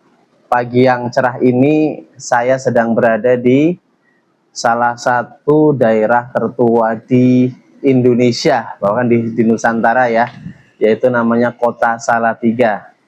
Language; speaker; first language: Indonesian; native; Indonesian